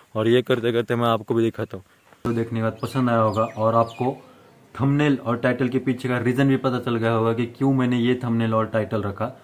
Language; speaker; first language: Hindi; non-native, local second language; Marathi